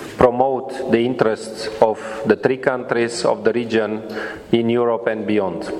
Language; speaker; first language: English; non-native, fluent; Romanian